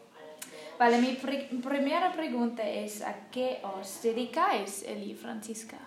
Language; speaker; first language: Spanish; non-native, learner; German